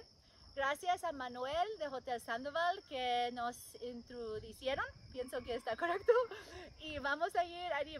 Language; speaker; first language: Spanish; non-native, learner; English